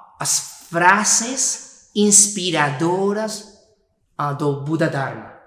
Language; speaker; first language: Portuguese; non-native, fluent; Spanish